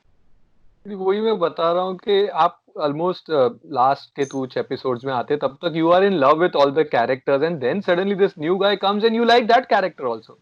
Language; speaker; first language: Hindi; native; Hindi